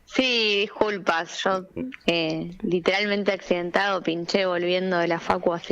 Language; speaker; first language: Spanish; native; Spanish